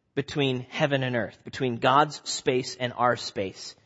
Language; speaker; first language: English; native; English